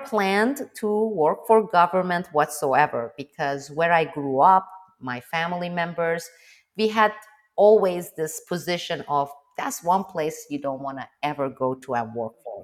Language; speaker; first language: English; non-native, fluent; Turkish